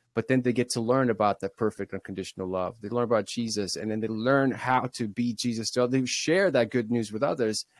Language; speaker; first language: English; early bilingual, other home language; Russian